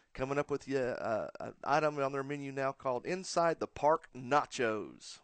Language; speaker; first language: English; native; English